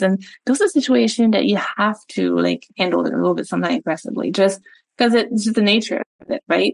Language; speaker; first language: English; non-native, fluent; French